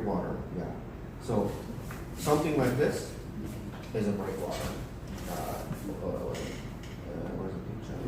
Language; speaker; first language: English; early bilingual, other home language; Korean